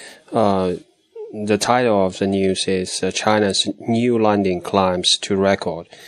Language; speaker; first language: English; non-native, fluent; Chinese